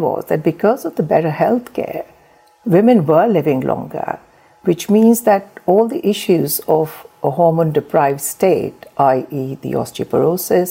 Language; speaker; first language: English; non-native, local second language; Urdu